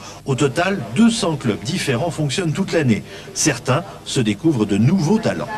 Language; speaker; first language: French; native; French